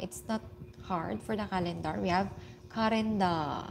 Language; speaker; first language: English; non-native, local second language; Filipino